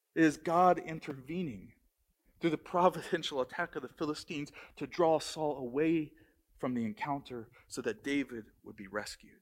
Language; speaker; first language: English; native; English